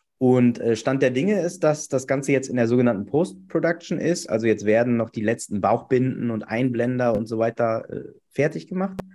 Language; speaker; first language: German; native; German